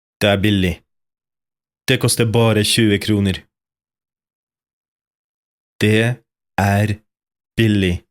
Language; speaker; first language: Norwegian; non-native, fluent; Polish